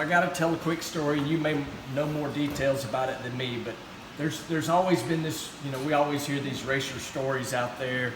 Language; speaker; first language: English; native; English